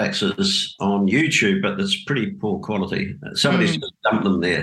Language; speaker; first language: English; native; English